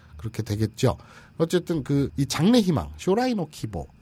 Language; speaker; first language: Korean; native; Korean